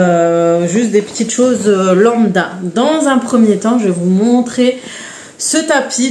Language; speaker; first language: French; native; French